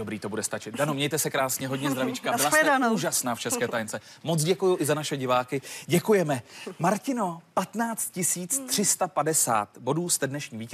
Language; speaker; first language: Czech; native; Czech